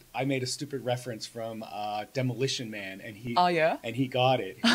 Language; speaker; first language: English; native; English